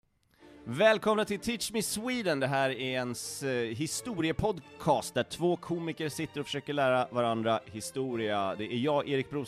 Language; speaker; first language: Swedish; native; Swedish